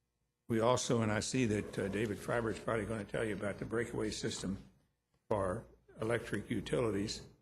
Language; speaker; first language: English; native; English